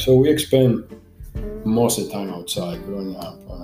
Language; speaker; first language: English; non-native, learner; Spanish